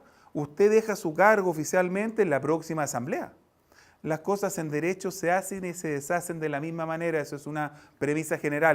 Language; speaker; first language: Spanish; native; Spanish